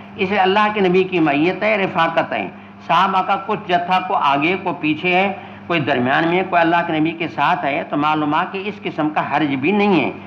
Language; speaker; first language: Urdu; non-native, local second language; Sindhi